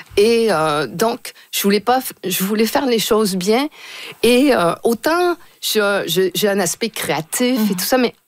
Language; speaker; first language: French; native; French